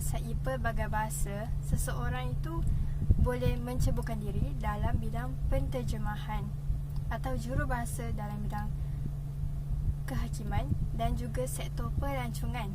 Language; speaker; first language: Malay; native; Malay